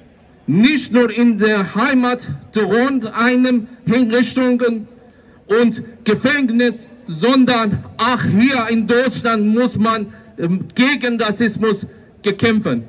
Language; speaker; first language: German; non-native, fluent; Persian